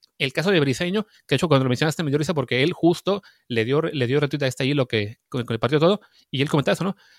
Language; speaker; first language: Spanish; native; Spanish